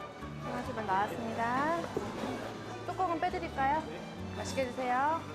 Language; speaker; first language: Korean; native; Korean